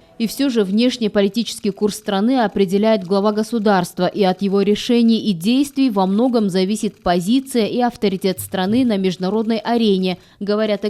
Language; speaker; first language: Russian; native; Russian